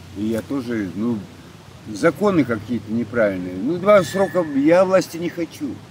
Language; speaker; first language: Russian; native; Russian